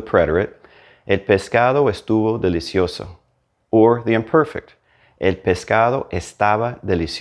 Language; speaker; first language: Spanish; non-native, fluent; English